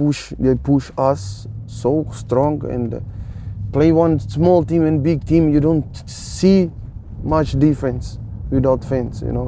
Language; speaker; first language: English; non-native, fluent; Portuguese